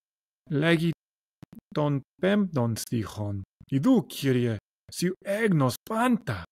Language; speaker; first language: Greek; non-native, learner; English